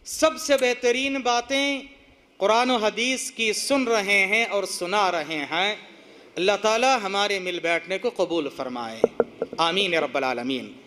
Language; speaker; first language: Urdu; native; Urdu